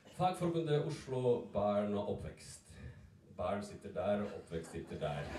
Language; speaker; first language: Norwegian; early bilingual, other home language; Serbian